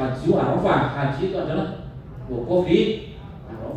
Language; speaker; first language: Indonesian; native; Indonesian